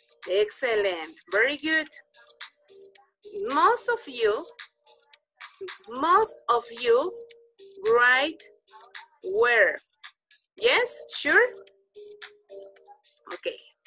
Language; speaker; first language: English; non-native, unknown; Spanish